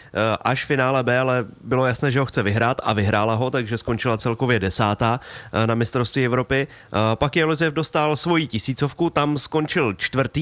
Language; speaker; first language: Czech; native; Czech